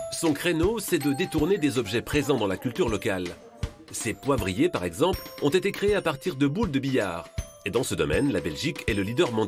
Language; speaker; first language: French; native; French